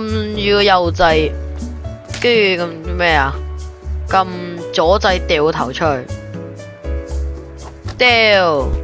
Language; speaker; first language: Chinese; native; Chinese